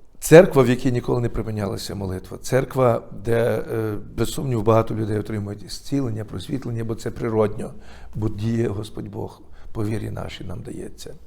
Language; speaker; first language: Ukrainian; native; Ukrainian